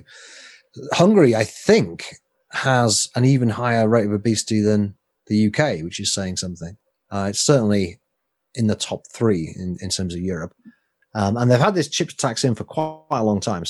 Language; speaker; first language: English; native; English